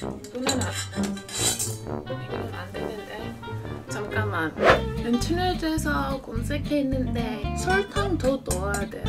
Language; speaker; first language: Korean; non-native, learner; English